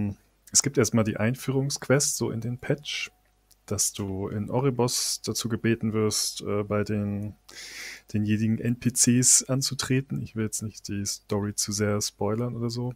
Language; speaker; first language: German; native; German